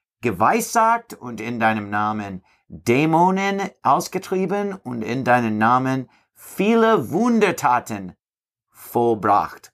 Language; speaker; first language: German; non-native, fluent; English